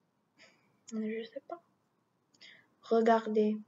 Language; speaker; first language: French; non-native, learner; English